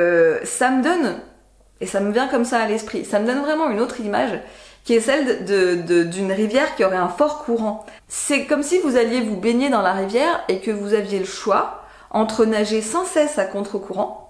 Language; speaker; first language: French; native; French